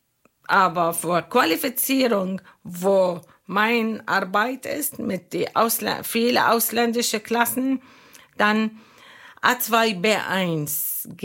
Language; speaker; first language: German; non-native, learner; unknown